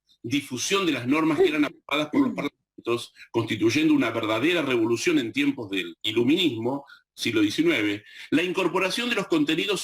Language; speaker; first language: Spanish; native; Spanish